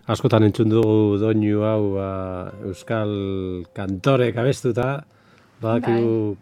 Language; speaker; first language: Basque; native; Basque